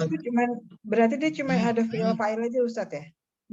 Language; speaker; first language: Indonesian; native; Indonesian